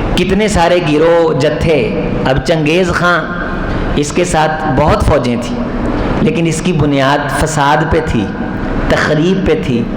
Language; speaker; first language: Urdu; non-native, local second language; Punjabi